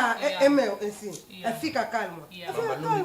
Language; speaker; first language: Portuguese; non-native, learner; Lingala